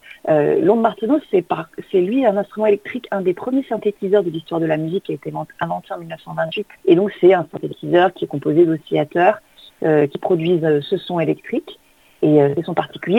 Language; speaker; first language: French; native; French